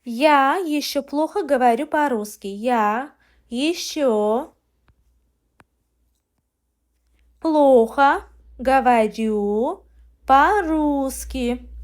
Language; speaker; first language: Russian; non-native, learner; Azerbaijani